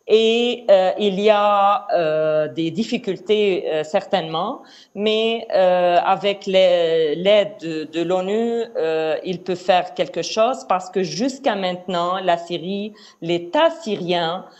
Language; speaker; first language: French; non-native, fluent; Arabic